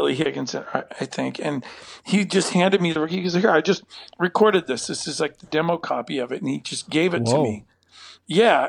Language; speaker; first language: English; native; English